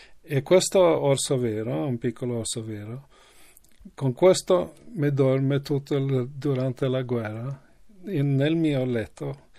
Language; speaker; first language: Italian; non-native, learner; Norwegian